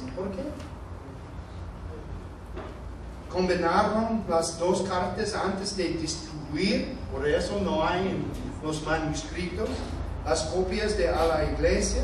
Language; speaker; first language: Spanish; non-native, fluent; English